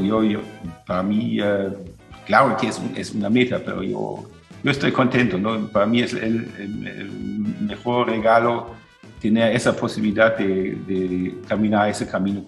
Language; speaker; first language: Spanish; non-native, fluent; German